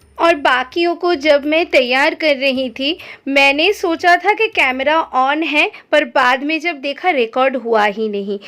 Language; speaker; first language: Hindi; non-native, local second language; Bangla